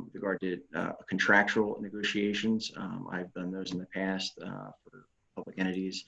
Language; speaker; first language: English; native; English